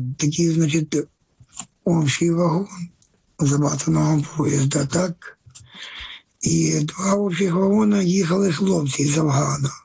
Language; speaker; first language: Ukrainian; native; Ukrainian